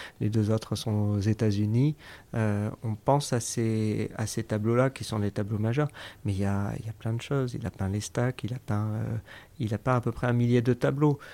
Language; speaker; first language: French; native; French